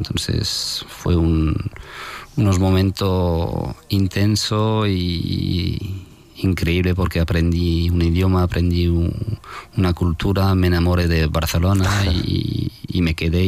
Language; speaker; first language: Spanish; non-native, fluent; French